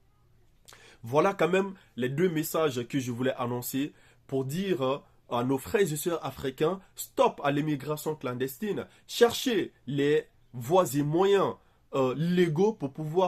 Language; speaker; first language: French; native; French